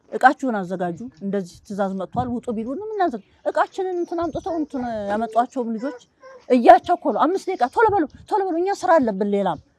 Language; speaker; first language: Amharic; native; Amharic